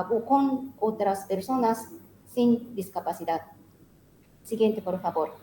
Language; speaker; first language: Spanish; non-native, learner; Japanese